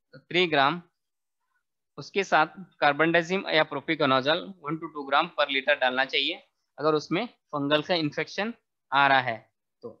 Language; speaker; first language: Hindi; non-native, local second language; Marathi